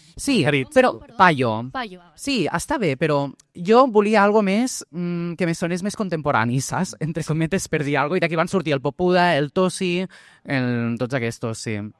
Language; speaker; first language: Catalan; early bilingual, other home language; Portuguese